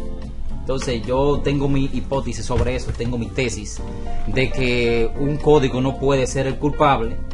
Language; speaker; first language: Spanish; native; Spanish